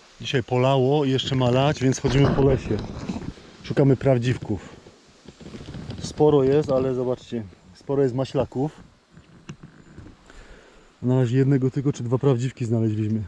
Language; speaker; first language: Polish; native; Polish